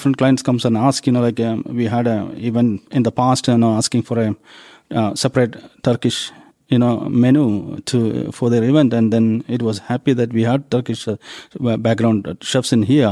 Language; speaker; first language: English; non-native, local second language; Malayalam